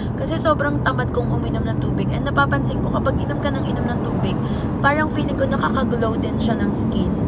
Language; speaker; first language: Filipino; non-native, local second language; Waray